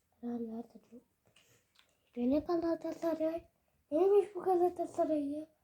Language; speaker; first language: Turkish; early bilingual, heritage; Turkish